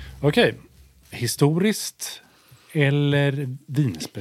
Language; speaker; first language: Swedish; native; Swedish